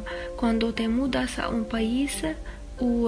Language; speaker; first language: Spanish; non-native, fluent; Arabic